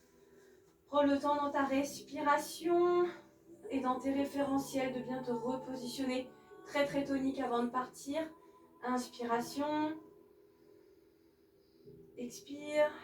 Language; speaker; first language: French; native; French